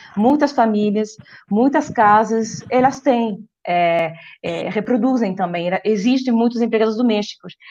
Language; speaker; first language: Portuguese; non-native, fluent; French